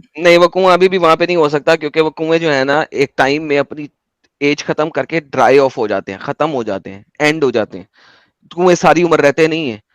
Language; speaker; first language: Hindi; native; Hindi